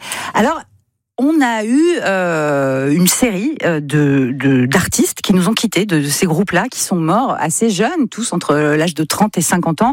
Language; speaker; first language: French; native; French